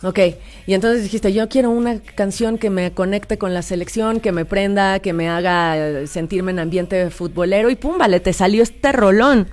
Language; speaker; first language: Spanish; native; Spanish